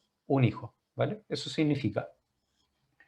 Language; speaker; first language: Spanish; native; Spanish